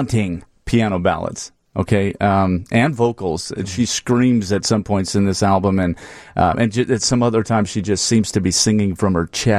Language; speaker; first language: English; native; English